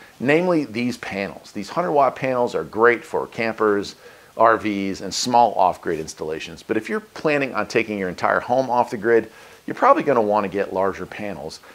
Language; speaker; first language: English; native; English